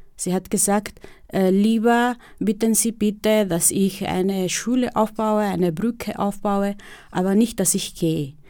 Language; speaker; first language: German; non-native, fluent; Spanish